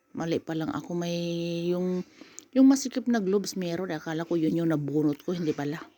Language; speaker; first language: Filipino; native; Filipino